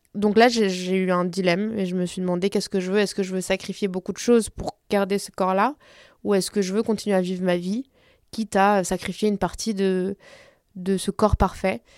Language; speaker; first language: French; early bilingual, other home language; Spanish